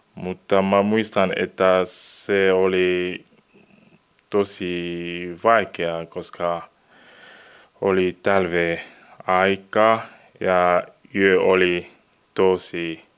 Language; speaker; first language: Finnish; non-native, learner; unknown